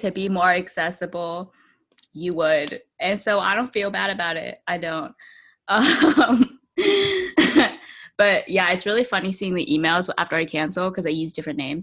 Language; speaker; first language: English; native; English